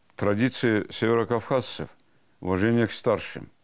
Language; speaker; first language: Russian; non-native, local second language; Avaric